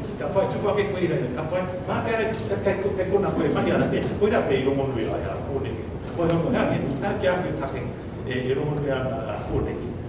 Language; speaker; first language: Māori; non-native, local second language; English